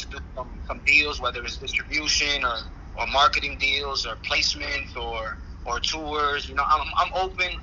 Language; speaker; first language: English; native; English